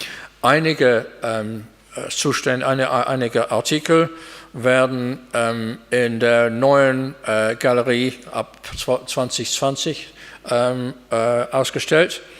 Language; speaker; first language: German; non-native, fluent; English